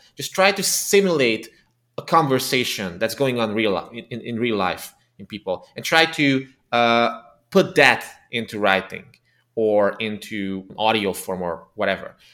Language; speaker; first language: English; non-native, fluent; Romanian